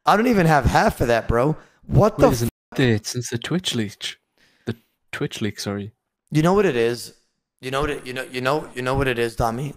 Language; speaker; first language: English; native; English